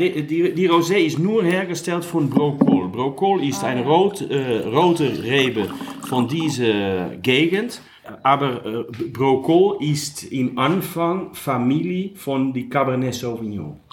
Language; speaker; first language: German; non-native, learner; Dutch